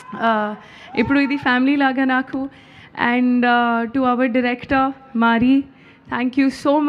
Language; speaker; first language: Telugu; non-native, learner; Hindi